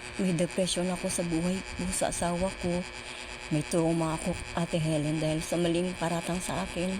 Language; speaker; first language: Filipino; non-native, local second language; Cebuano